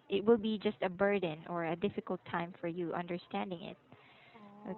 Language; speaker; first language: English; non-native, local second language; Filipino